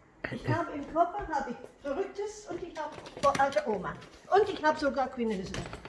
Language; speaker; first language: German; non-native, fluent; English